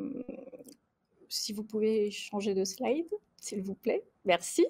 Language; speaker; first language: French; native; French